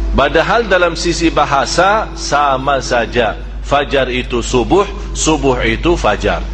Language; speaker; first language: Malay; non-native, fluent; Arabic